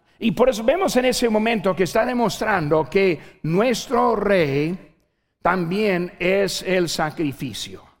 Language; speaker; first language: Spanish; non-native, fluent; English